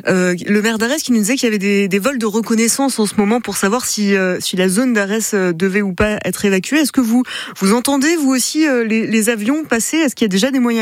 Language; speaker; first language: French; native; French